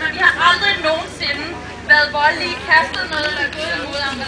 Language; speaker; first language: Danish; early bilingual, other home language; Persian